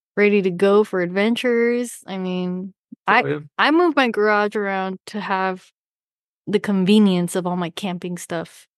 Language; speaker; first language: English; native; English